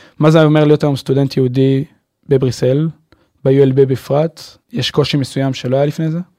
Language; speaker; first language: Hebrew; native; Hebrew